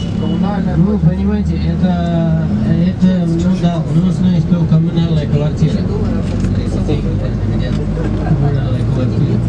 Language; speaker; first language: Russian; non-native, learner; Nepali